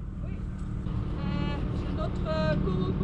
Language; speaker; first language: French; non-native, learner; Dutch